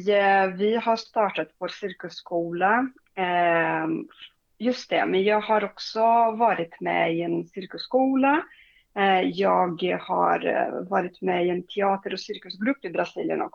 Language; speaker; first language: Swedish; non-native, fluent; Portuguese